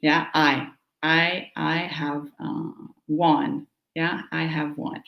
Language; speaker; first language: English; non-native, fluent; Portuguese